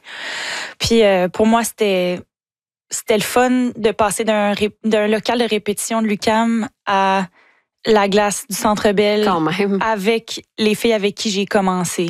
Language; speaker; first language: French; native; French